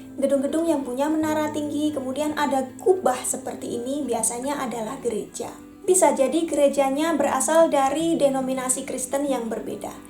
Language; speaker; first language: Indonesian; native; Indonesian